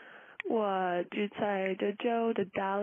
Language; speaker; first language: Chinese; non-native, learner; English